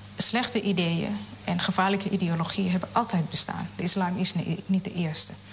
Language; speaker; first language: Dutch; non-native, fluent; Somali